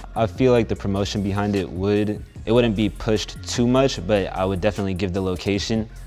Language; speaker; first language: English; native; English